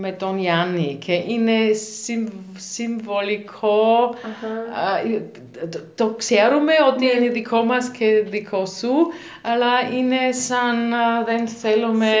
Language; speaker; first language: Greek; non-native, learner; German